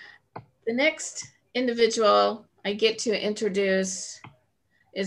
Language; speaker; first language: English; native; English